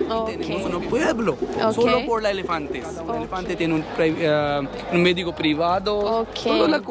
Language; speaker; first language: Spanish; non-native, learner; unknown